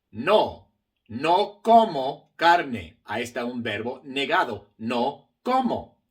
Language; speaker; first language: Spanish; non-native, fluent; English